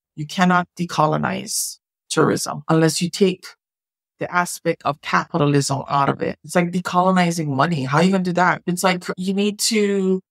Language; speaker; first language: English; native; English